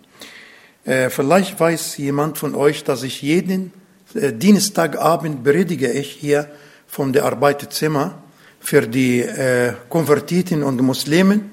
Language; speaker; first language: German; non-native, learner; Arabic